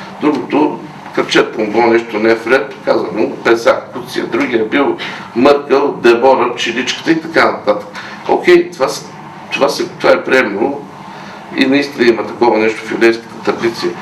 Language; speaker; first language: Bulgarian; native; Bulgarian